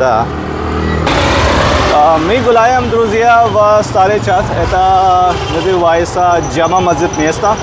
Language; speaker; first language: Russian; non-native, learner; Hindi